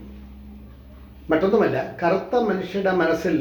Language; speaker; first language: Malayalam; native; Malayalam